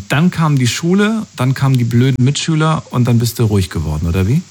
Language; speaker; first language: German; native; German